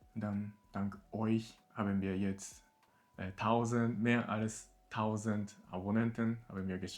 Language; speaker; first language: German; non-native, learner; Japanese